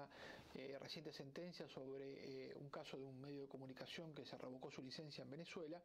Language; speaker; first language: Spanish; native; Spanish